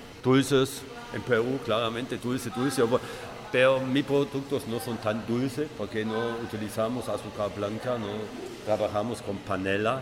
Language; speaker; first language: Spanish; non-native, fluent; German